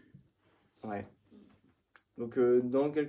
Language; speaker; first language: French; native; French